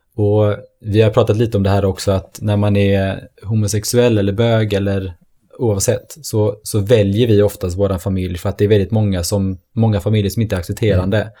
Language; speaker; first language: Swedish; early bilingual, other home language; Norwegian